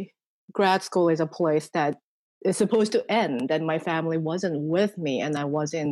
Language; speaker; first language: English; non-native, fluent; Korean